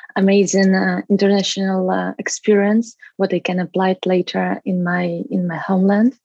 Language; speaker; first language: English; non-native, learner; Russian